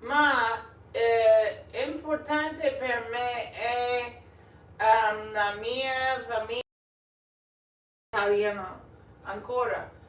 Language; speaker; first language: Italian; non-native, learner; English